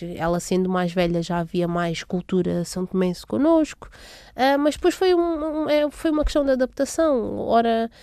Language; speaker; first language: Portuguese; native; Portuguese